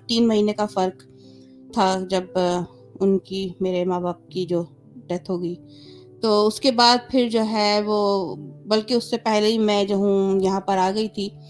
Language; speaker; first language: Urdu; native; Urdu